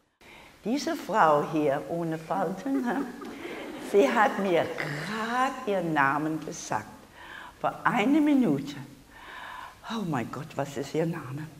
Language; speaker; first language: German; non-native, learner; English